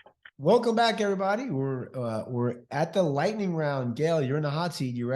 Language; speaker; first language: English; native; English